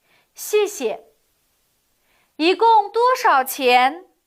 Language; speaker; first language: Chinese; non-native, fluent; Uyghur